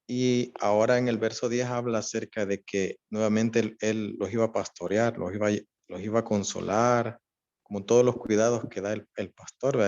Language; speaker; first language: Spanish; native; Spanish